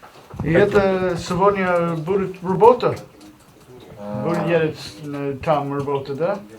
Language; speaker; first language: Russian; non-native, learner; English